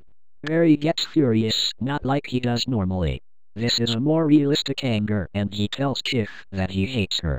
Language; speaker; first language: English; native; English